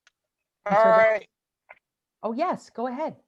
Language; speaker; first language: English; native; English